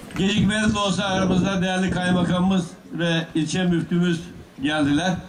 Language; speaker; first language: Turkish; native; Turkish